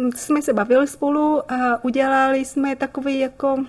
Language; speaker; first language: Czech; non-native, fluent; Vietnamese